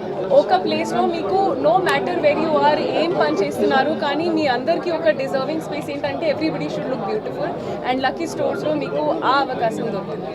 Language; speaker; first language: Telugu; non-native, learner; Hindi